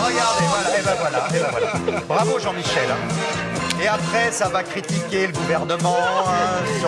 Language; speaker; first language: French; native; French